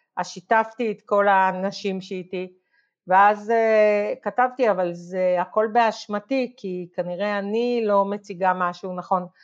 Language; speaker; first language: Hebrew; native; Hebrew